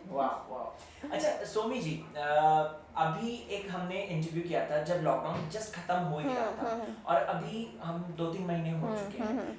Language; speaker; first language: Hindi; native; Hindi